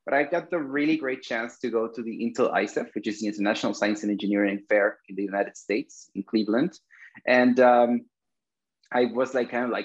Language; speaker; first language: English; non-native, fluent; Spanish